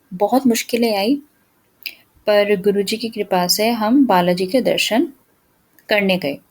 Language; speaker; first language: Hindi; native; Hindi